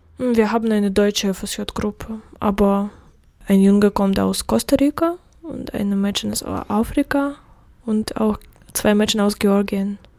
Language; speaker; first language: German; non-native, fluent; Russian